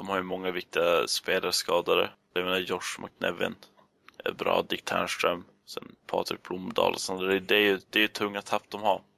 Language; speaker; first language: Swedish; native; Swedish